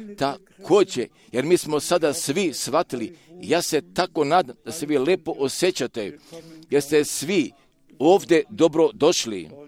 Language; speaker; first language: Croatian; non-native, fluent; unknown